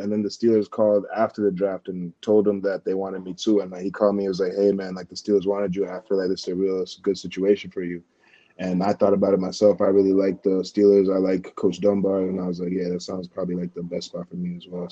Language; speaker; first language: English; early bilingual, other home language; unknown